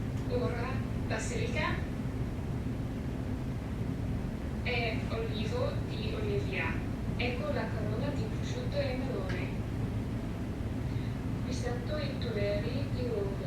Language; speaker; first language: Italian; non-native, learner; English